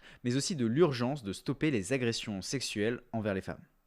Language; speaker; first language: French; native; French